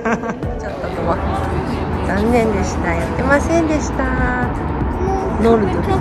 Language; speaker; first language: Japanese; native; Japanese